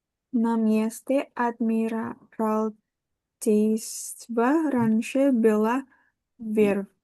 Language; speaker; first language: Russian; non-native, learner; Indonesian